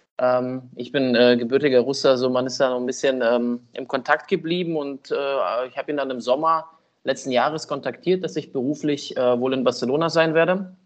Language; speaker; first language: German; early bilingual, other home language; Russian